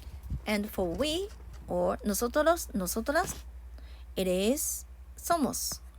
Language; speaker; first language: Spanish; non-native, learner; Japanese